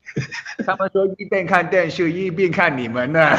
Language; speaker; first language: Chinese; non-native, local second language; Cantonese